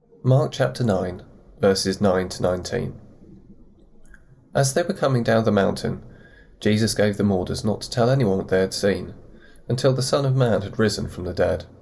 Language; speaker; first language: English; native; English